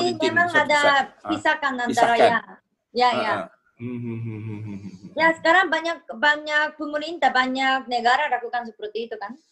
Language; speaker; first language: Indonesian; non-native, fluent; Japanese